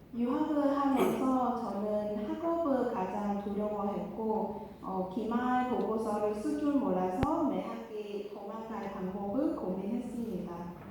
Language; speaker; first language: Korean; non-native, fluent; Vietnamese